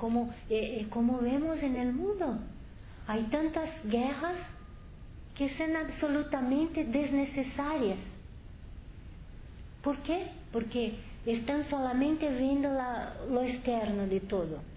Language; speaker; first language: Spanish; non-native, fluent; Portuguese